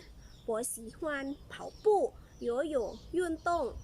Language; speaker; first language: Chinese; non-native, learner; Lao